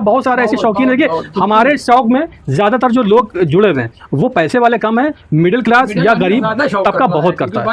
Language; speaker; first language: Hindi; native; Hindi